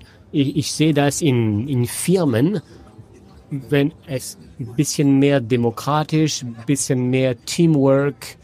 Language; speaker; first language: German; non-native, fluent; French